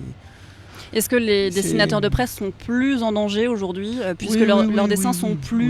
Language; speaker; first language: French; native; French